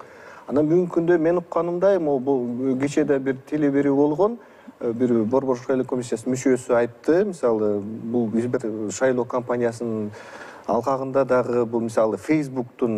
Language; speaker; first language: Kyrgyz; native; Kyrgyz